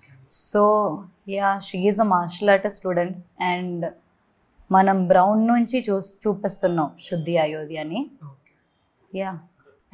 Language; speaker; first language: Telugu; non-native, learner; Malayalam